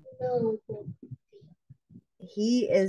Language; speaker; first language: English; non-native, learner; Vietnamese